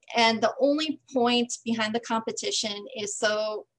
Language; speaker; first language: English; native; English